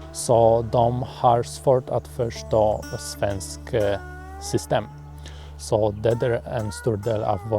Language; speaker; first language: Swedish; non-native, fluent; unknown